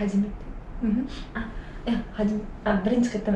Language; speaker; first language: Turkish; non-native, learner; Uyghur